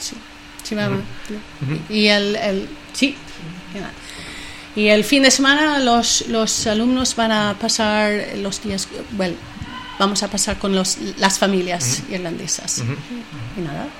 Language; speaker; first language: Spanish; non-native, fluent; English